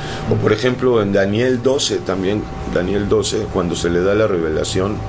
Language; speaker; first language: Spanish; native; Spanish